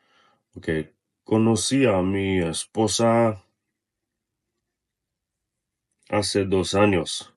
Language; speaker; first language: Spanish; non-native, learner; Russian